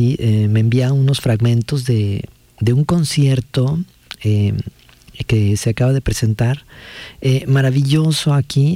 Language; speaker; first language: Spanish; native; Spanish